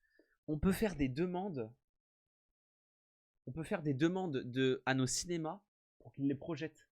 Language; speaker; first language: French; native; French